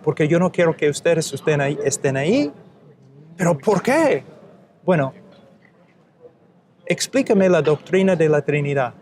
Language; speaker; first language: Spanish; non-native, fluent; English